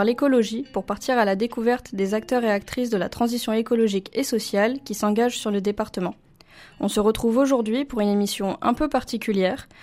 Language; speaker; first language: French; native; French